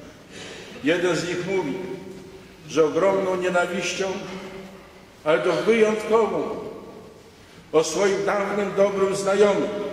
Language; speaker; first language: Polish; native; Polish